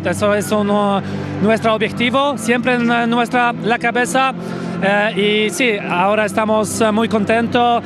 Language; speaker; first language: Spanish; non-native, fluent; Polish